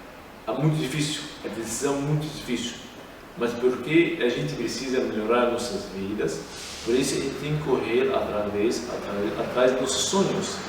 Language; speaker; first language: Portuguese; non-native, learner; Arabic